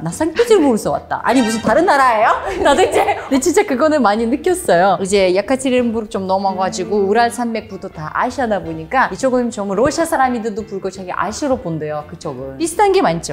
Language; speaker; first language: Korean; non-native, fluent; Uzbek